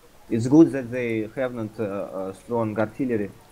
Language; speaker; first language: English; non-native, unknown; Russian